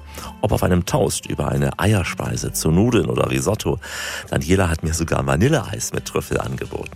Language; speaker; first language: German; native; German